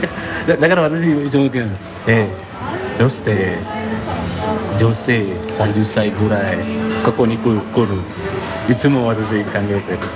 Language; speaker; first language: Japanese; non-native, learner; Indonesian